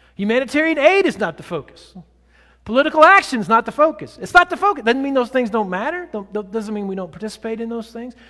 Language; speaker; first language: English; native; English